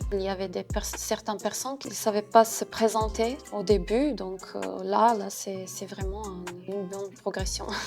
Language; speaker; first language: French; non-native, fluent; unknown